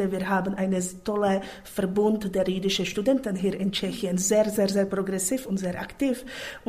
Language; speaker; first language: German; non-native, fluent; Czech